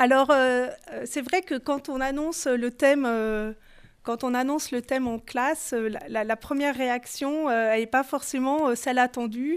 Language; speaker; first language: French; native; French